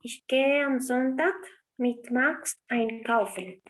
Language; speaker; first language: German; non-native, fluent; Spanish